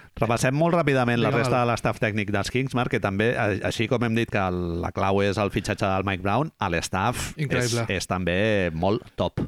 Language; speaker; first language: Catalan; native; Catalan